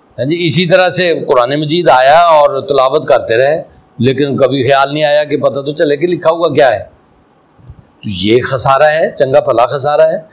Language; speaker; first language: Urdu; non-native, local second language; Punjabi